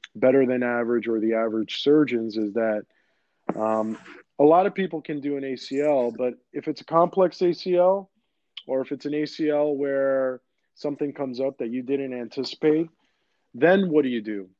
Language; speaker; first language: English; early bilingual, other home language; Greek